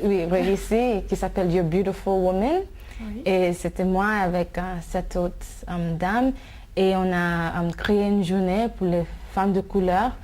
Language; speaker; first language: French; non-native, fluent; English